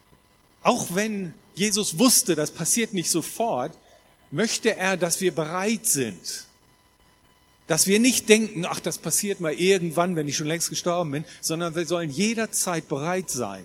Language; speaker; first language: German; native; German